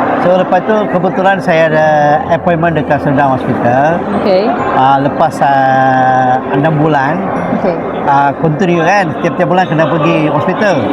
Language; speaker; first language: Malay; non-native, local second language; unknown